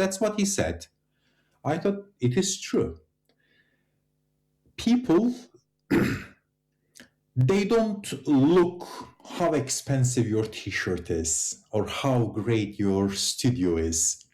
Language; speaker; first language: English; non-native, fluent; Turkish